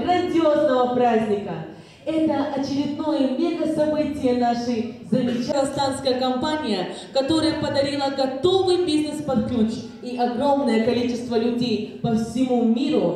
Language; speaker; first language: Russian; native; Russian